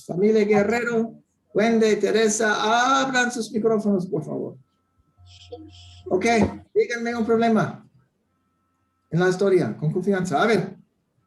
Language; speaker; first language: Spanish; non-native, fluent; English